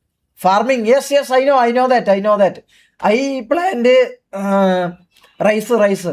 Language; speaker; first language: English; non-native, learner; Malayalam